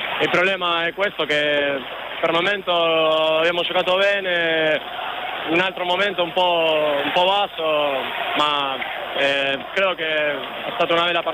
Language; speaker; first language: Italian; non-native, fluent; Spanish